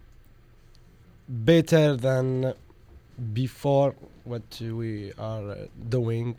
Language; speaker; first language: English; non-native, learner; Arabic